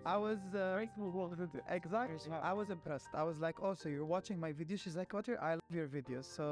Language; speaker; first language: English; non-native, fluent; Arabic